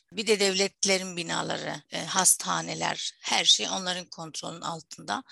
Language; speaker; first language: Turkish; non-native, fluent; Arabic